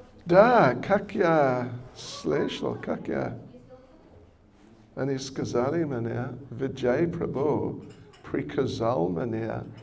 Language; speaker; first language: Russian; non-native, learner; English